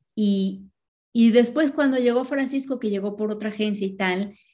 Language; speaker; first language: Spanish; native; Spanish